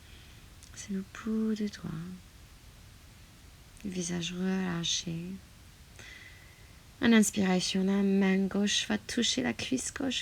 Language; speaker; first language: French; non-native, fluent; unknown